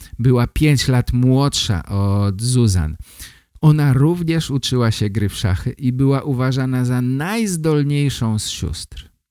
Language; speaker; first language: Polish; native; Polish